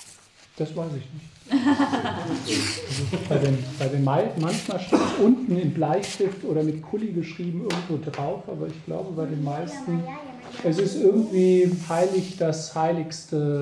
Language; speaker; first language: German; native; German